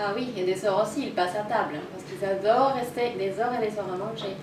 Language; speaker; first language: French; non-native, fluent; Spanish